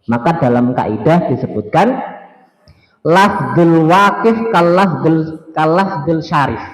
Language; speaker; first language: Indonesian; native; Indonesian